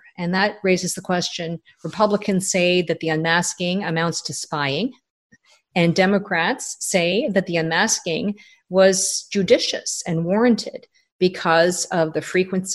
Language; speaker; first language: English; native; English